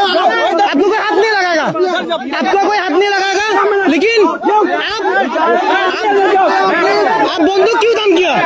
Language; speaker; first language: Hindi; non-native, learner; Bangla